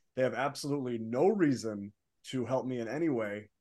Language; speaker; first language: English; early bilingual, other home language; Arabic